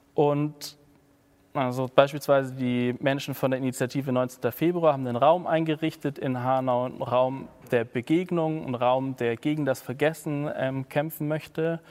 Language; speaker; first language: German; native; German